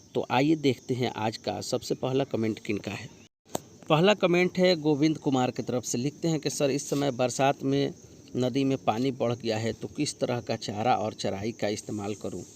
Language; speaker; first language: Hindi; native; Hindi